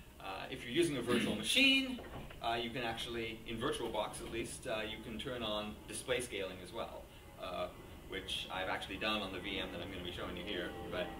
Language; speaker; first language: English; native; English